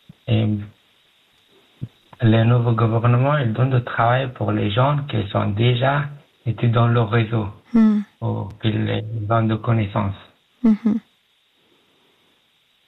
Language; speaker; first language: French; non-native, learner; Pashto